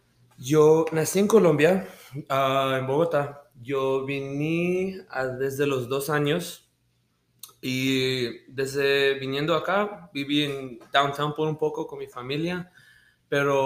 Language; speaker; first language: Spanish; early bilingual, heritage; Spanish